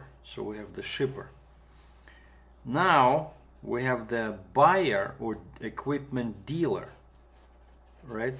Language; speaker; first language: English; non-native, fluent; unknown